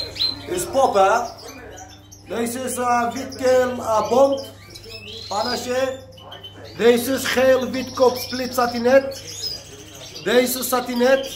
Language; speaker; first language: Dutch; non-native, learner; Turkish